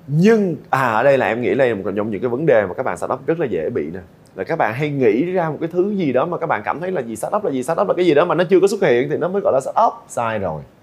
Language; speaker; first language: Vietnamese; native; Vietnamese